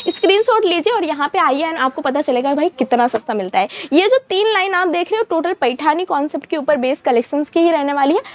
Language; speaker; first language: Hindi; native; Hindi